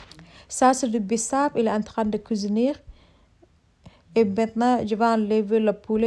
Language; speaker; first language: French; non-native, learner; Soninke